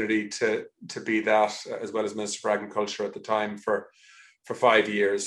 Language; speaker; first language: English; native; English